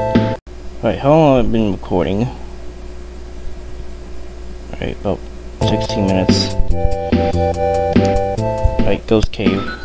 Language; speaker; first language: English; native; English